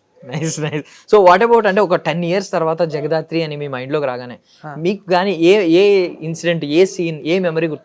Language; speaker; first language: Telugu; native; Telugu